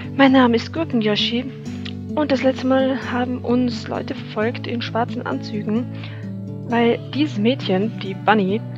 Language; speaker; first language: German; native; German